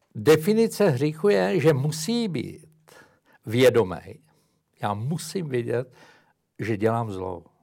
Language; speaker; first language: Czech; native; Czech